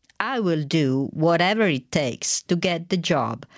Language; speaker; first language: English; non-native, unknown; Italian